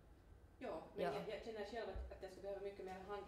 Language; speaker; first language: Swedish; native; Swedish